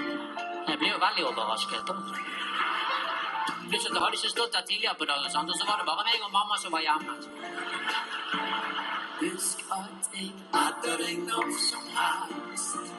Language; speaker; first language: Norwegian; native; Norwegian